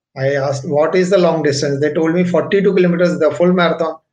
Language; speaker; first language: English; non-native, local second language; Punjabi